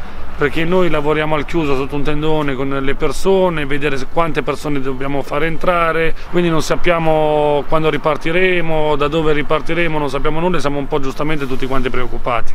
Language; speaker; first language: Italian; native; Italian